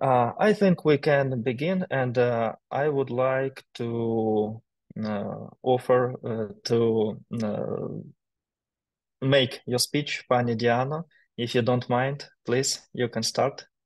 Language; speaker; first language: English; non-native, learner; Ukrainian